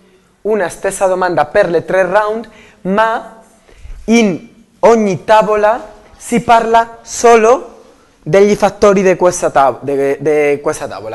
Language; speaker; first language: Italian; non-native, learner; Spanish